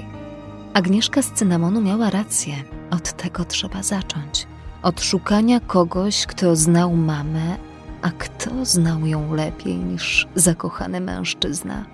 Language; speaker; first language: Polish; native; Polish